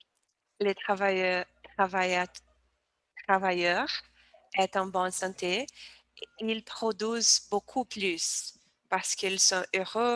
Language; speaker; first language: French; non-native, learner; Portuguese